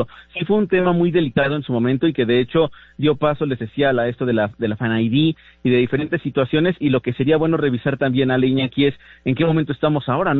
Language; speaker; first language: Spanish; native; Spanish